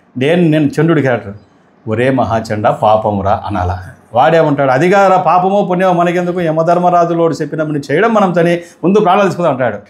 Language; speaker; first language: Telugu; native; Telugu